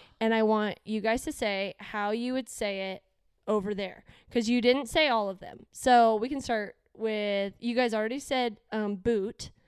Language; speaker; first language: English; native; English